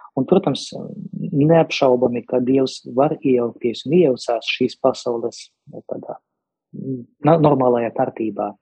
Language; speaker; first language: Latvian; non-native, local second language; Russian